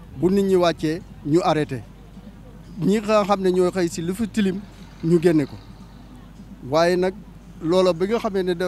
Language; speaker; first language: Wolof; native; Wolof